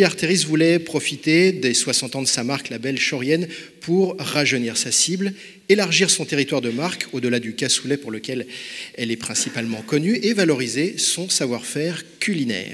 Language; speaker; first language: French; native; French